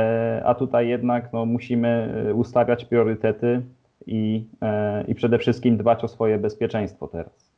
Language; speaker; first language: Polish; native; Polish